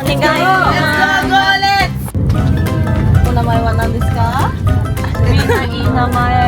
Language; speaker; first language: Japanese; native; Japanese